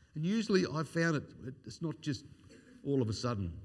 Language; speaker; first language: English; native; English